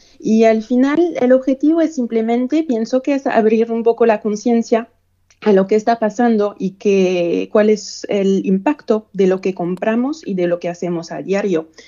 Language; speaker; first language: Spanish; non-native, fluent; French